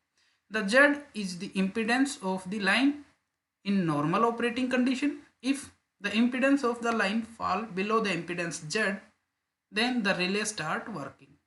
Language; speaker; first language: English; non-native, local second language; Hindi